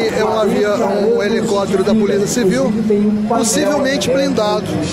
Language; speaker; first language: Portuguese; native; Portuguese